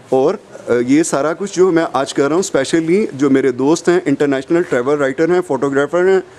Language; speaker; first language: Urdu; non-native, local second language; Punjabi